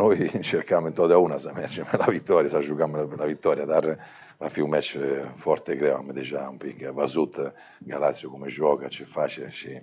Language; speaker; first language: Romanian; non-native, fluent; Italian